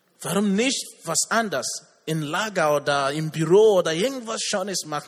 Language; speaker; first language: German; non-native, learner; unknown